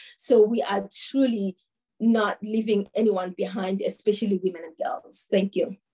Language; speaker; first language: English; non-native, local second language; Tsonga